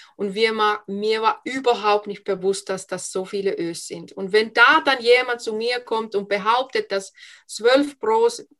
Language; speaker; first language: German; non-native, fluent; Finnish